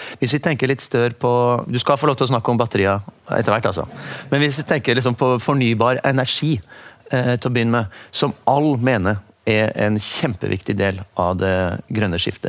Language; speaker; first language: Norwegian; native; Norwegian